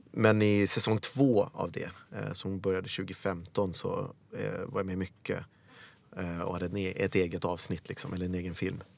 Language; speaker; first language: Swedish; early bilingual, other home language; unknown